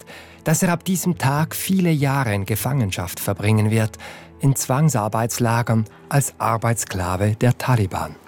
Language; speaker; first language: German; native; German